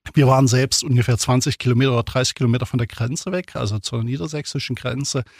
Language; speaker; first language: German; native; German